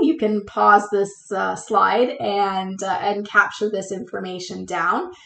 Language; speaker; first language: English; native; English